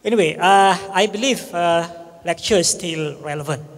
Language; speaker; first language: English; non-native, local second language; Malay